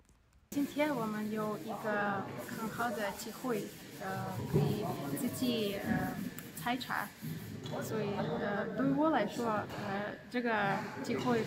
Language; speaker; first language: Chinese; non-native, learner; Russian